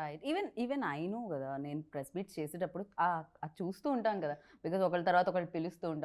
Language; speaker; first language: Telugu; native; Telugu